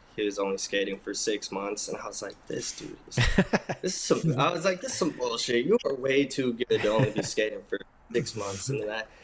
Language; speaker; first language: English; native; English